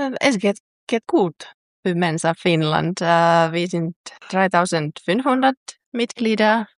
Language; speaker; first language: German; non-native, learner; Finnish